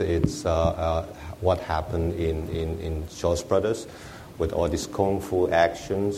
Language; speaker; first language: English; non-native, local second language; Wu Chinese